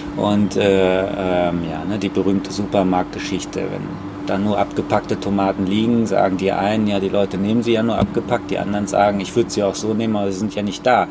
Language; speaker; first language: German; native; German